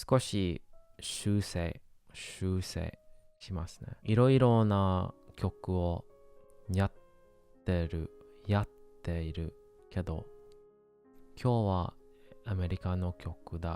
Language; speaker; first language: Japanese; non-native, learner; English